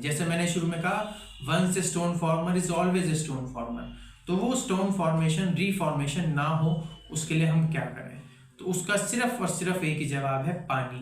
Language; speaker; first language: Hindi; native; Hindi